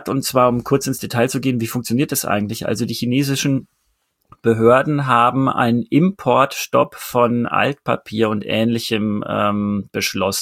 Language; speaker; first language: German; native; German